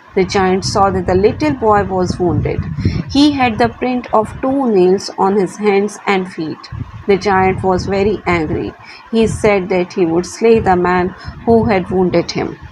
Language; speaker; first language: English; non-native, local second language; Hindi